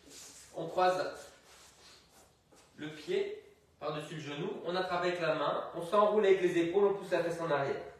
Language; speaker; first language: French; native; French